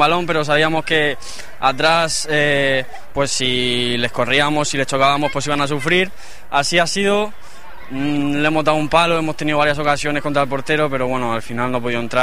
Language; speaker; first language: Spanish; native; Spanish